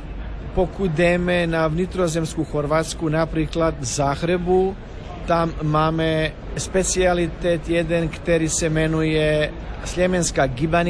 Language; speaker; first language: Czech; non-native, learner; Croatian